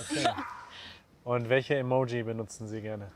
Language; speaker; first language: German; native; German